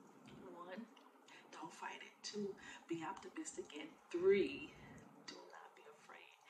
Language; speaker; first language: English; native; English